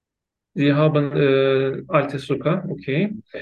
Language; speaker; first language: German; non-native, learner; Turkish